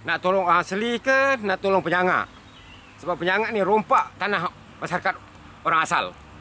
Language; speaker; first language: Malay; non-native, local second language; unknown